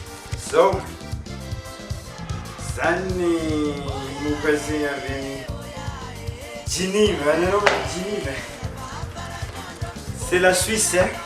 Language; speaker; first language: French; non-native, local second language; Malagasy